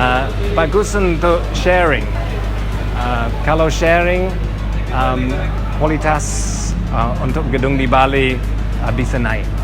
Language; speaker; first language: Indonesian; non-native, learner; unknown